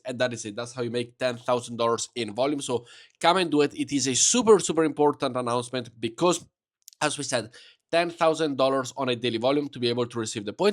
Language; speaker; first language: English; non-native, fluent; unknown